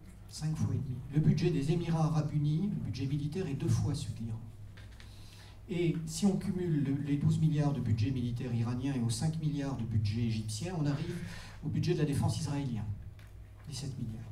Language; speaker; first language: French; native; French